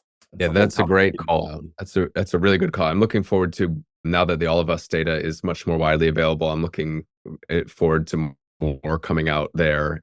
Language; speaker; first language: English; native; English